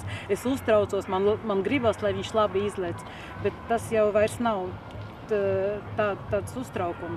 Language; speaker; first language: Latvian; non-native, local second language; Russian